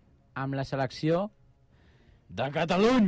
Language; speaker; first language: Catalan; native; Catalan